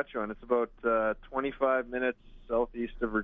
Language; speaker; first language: English; native; English